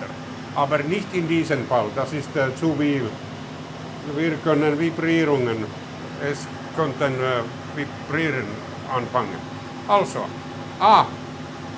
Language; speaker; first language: German; non-native, learner; Finnish